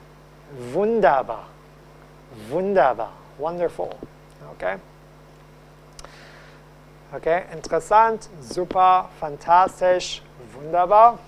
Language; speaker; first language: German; non-native, fluent; Cantonese